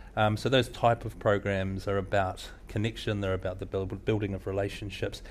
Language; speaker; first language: English; native; English